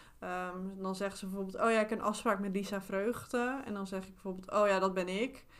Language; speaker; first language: Dutch; native; Dutch